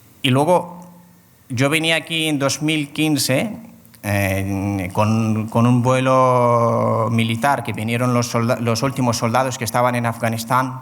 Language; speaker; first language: Spanish; non-native, fluent; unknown